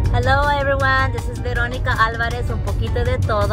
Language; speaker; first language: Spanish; early bilingual, heritage; English